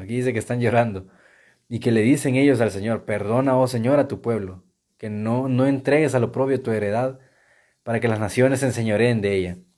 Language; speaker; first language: Spanish; native; Spanish